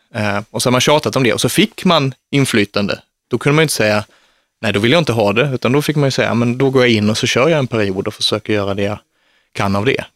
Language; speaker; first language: Swedish; native; Swedish